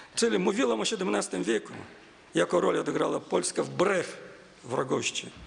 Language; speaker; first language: Polish; non-native, fluent; Russian